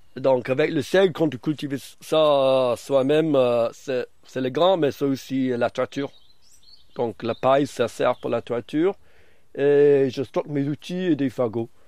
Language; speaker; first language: French; early bilingual, other home language; English